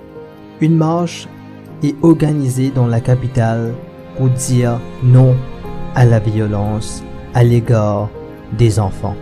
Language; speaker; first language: French; non-native, local second language; Morisyen